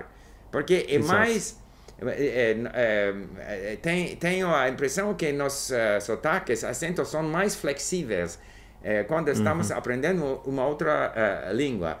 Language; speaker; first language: Portuguese; non-native, learner; English